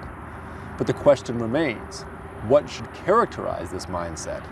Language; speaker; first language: English; native; English